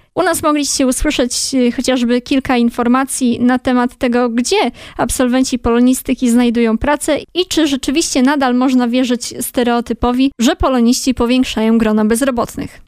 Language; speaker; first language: Polish; native; Polish